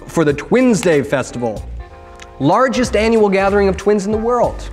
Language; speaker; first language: English; native; English